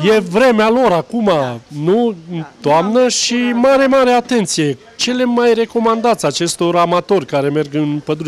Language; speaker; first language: Romanian; native; Romanian